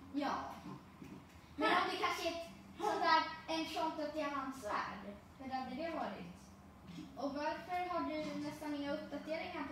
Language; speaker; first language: Swedish; native; Swedish